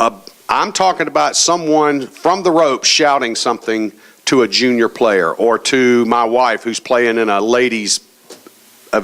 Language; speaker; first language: English; native; English